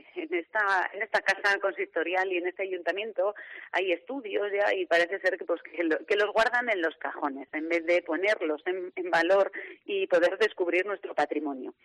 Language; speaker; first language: Spanish; native; Spanish